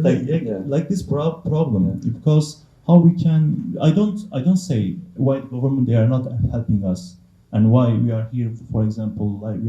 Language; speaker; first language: English; non-native, learner; Kurdish